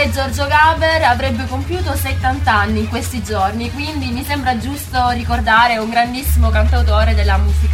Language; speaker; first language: Italian; native; Italian